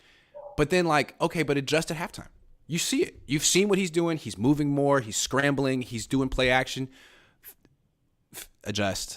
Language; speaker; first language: English; native; English